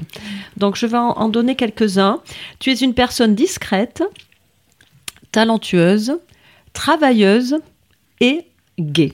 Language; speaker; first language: French; native; French